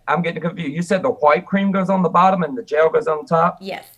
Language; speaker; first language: English; native; English